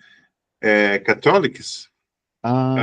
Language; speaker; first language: English; non-native, learner; Portuguese